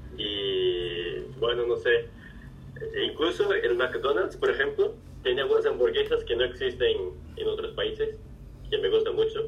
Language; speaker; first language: Spanish; non-native, fluent; Japanese